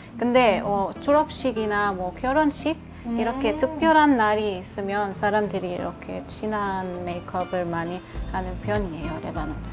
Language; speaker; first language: Korean; non-native, learner; Arabic